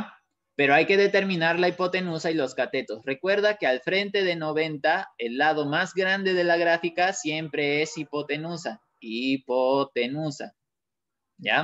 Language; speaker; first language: Spanish; native; Spanish